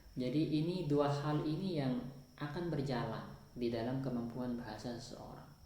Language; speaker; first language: Indonesian; non-native, local second language; Sasak